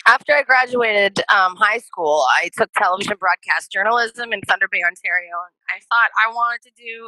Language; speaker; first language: English; native; English